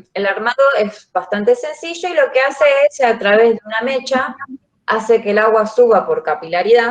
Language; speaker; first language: Spanish; native; Spanish